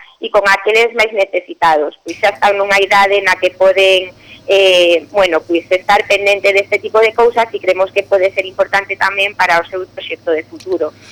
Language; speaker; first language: Galician; non-native, local second language; Spanish